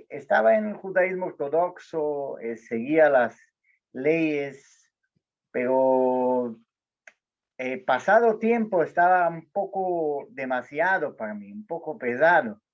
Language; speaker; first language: Spanish; non-native, learner; Portuguese